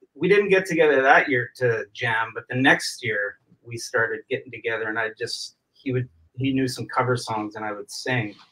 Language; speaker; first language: English; native; English